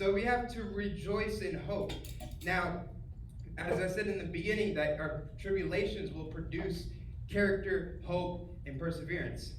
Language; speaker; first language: English; native; English